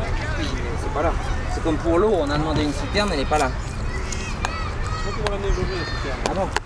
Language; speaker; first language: French; native; French